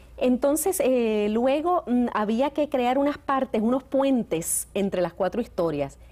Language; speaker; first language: Spanish; native; Spanish